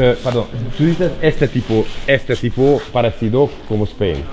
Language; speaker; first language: Spanish; non-native, learner; Hungarian